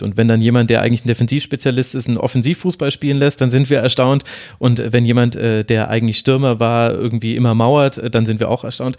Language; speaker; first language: German; native; German